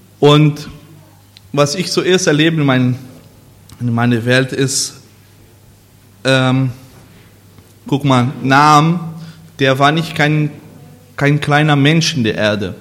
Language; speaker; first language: German; non-native, learner; Portuguese